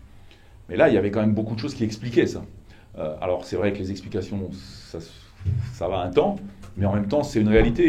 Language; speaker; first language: French; native; French